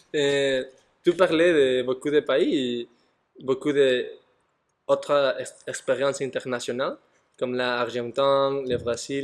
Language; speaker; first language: French; non-native, learner; Spanish